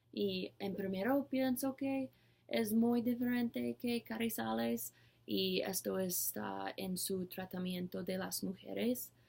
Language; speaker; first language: Spanish; non-native, learner; English